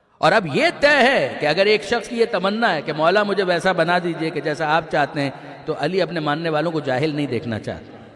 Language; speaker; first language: Urdu; non-native, local second language; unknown